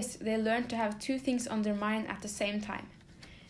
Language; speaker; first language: English; non-native, fluent; Norwegian